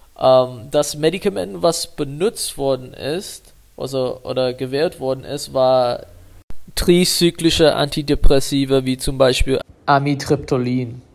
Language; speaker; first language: German; non-native, fluent; English